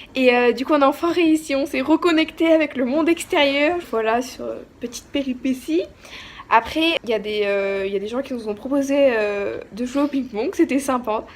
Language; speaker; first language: French; native; French